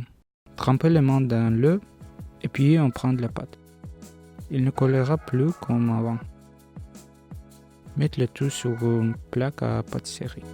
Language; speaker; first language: French; non-native, learner; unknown